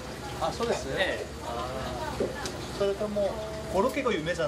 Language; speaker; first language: Japanese; non-native, learner; Korean